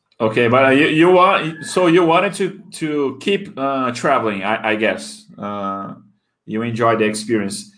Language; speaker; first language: English; non-native, fluent; Portuguese